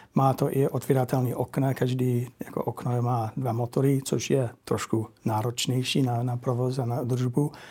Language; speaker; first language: Czech; non-native, fluent; English